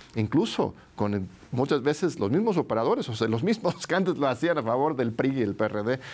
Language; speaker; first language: Spanish; non-native, fluent; English